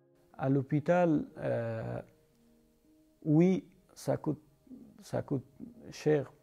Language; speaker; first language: French; non-native, learner; Persian